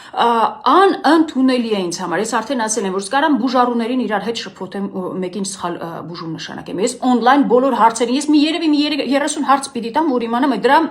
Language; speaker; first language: Armenian; native; Armenian